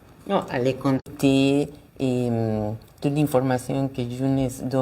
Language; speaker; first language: French; non-native, fluent; Spanish